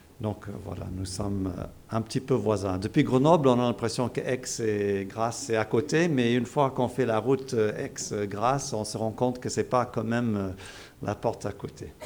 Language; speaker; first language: French; non-native, fluent; English